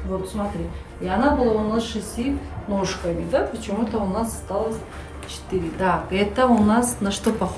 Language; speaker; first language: Russian; non-native, local second language; Kyrgyz